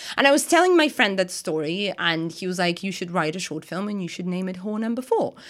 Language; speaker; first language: English; non-native, fluent; Russian